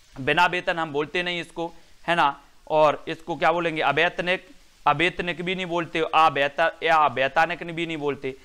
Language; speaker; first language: Hindi; native; Hindi